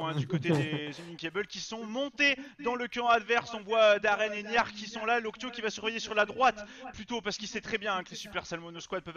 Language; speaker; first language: French; native; French